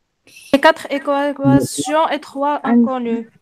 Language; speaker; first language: French; non-native, local second language; Arabic